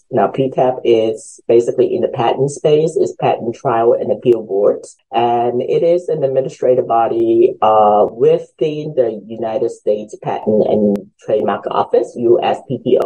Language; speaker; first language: English; early bilingual, other home language; Cantonese